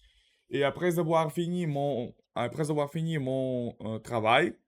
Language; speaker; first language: French; non-native, learner; Russian